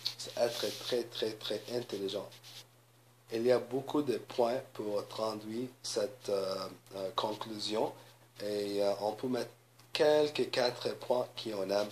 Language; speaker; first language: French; non-native, learner; English